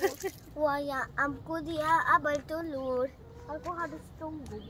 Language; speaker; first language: Indonesian; early bilingual, heritage; Spanish